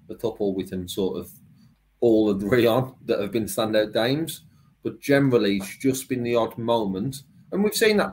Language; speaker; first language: English; native; English